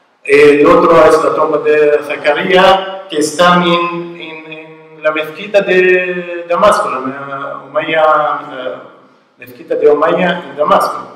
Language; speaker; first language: Spanish; non-native, learner; Arabic